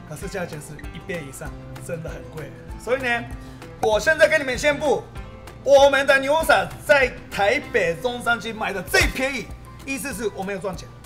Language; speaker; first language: Chinese; non-native, fluent; Japanese